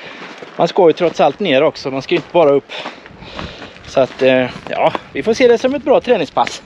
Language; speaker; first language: Swedish; native; Swedish